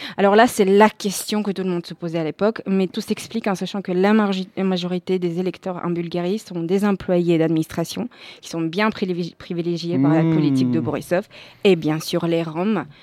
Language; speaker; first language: French; non-native, fluent; Spanish